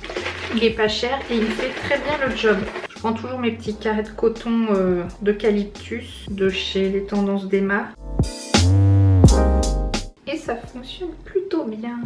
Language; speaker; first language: French; native; French